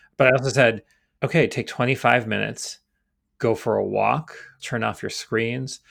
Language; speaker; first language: English; native; English